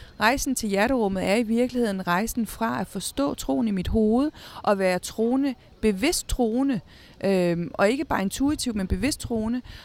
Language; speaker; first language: Danish; early bilingual, other home language; Spanish